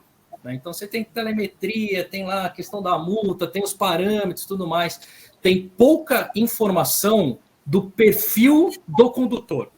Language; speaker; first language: Portuguese; native; Portuguese